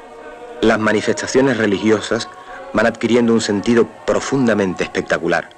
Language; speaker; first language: Spanish; native; Spanish